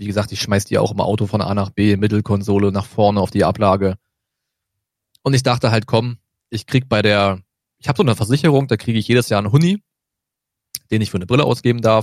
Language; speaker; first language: German; native; German